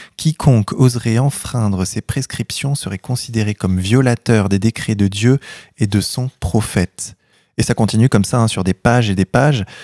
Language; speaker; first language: French; native; French